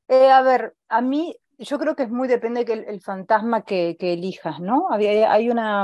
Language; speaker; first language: Spanish; native; Spanish